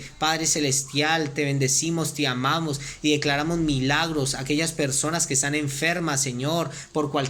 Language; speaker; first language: Spanish; native; Spanish